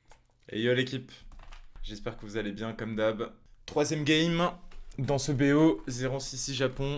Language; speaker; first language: French; native; French